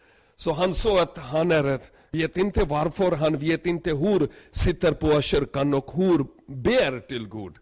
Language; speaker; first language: Swedish; non-native, learner; Urdu